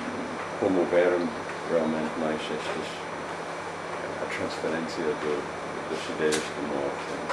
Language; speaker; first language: Portuguese; non-native, fluent; English